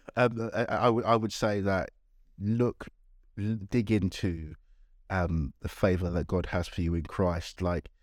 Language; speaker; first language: English; native; English